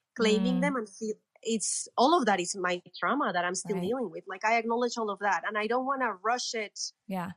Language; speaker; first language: English; non-native, fluent; Spanish